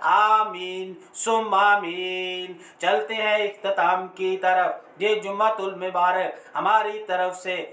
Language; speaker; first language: Urdu; native; Urdu